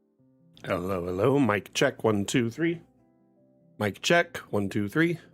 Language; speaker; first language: English; native; English